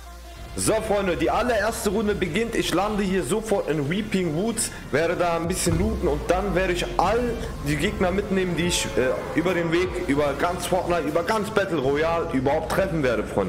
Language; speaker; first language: German; native; German